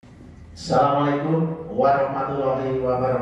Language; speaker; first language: Indonesian; native; Indonesian